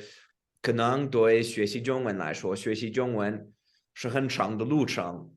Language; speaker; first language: Chinese; non-native, fluent; English